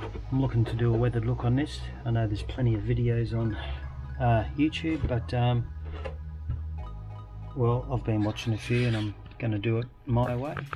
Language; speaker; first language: English; native; English